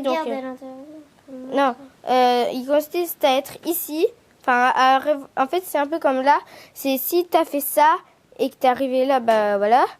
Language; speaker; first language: French; native; French